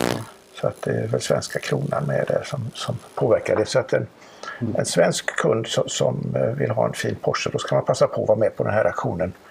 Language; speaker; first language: Swedish; native; Swedish